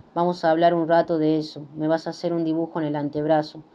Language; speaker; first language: Spanish; native; Spanish